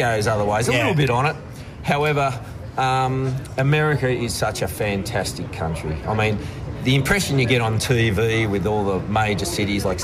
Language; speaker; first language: English; native; English